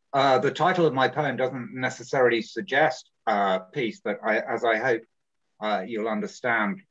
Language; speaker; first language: English; native; English